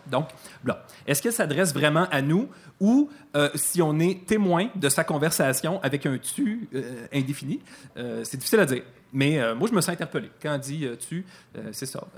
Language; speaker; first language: French; native; French